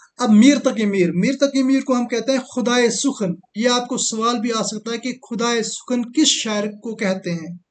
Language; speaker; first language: Urdu; non-native, local second language; Kashmiri